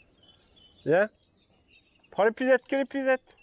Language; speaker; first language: French; native; French